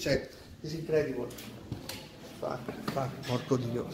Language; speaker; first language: English; non-native, learner; Italian